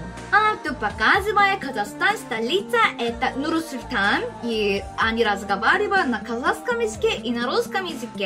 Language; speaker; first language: Russian; non-native, fluent; Korean